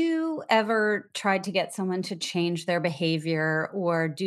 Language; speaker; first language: English; native; English